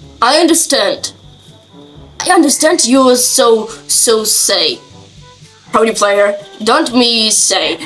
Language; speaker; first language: English; non-native, learner; Ukrainian